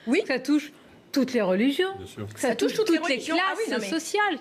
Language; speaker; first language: French; native; French